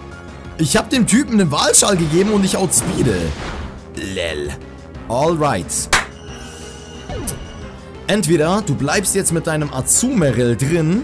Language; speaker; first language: German; native; German